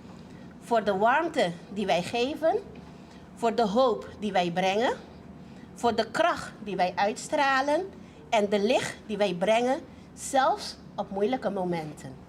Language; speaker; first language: Dutch; non-native, local second language; Papiamento